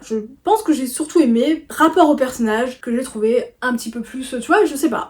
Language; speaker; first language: French; native; French